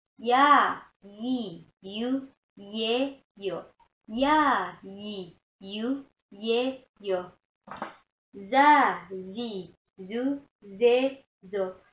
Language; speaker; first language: Russian; non-native, learner; Indonesian